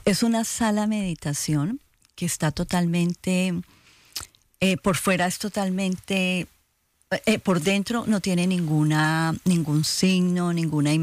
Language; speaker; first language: Spanish; native; Spanish